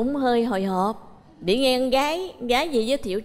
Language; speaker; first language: Vietnamese; native; Vietnamese